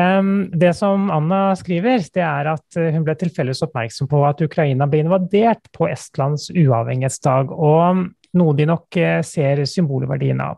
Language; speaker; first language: Norwegian; native; Norwegian